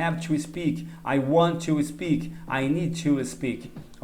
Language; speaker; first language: English; non-native, learner; Portuguese